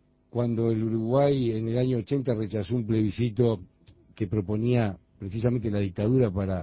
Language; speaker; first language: Spanish; native; Spanish